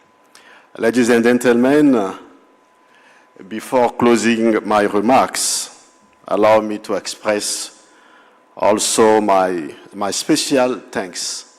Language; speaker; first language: English; non-native, fluent; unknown